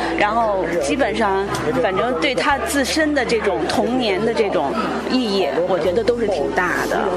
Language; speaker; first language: Chinese; native; Chinese